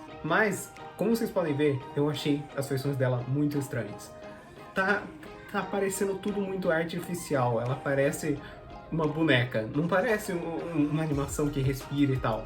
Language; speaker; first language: Portuguese; native; Portuguese